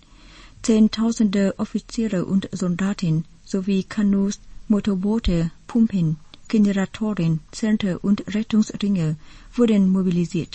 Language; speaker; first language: German; non-native, fluent; Vietnamese